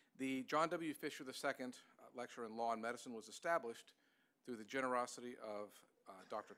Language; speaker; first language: English; native; English